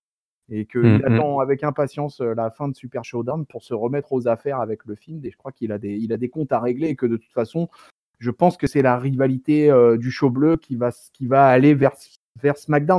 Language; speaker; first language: French; native; French